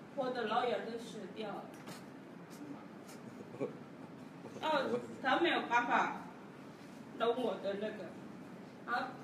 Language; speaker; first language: Chinese; non-native, learner; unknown